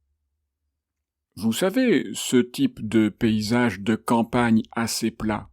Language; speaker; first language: French; native; French